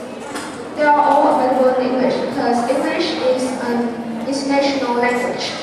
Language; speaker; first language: English; non-native, fluent; Vietnamese